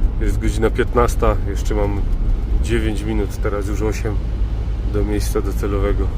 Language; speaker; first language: Polish; native; Polish